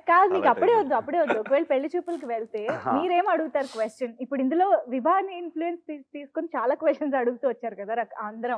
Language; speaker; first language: Telugu; native; Telugu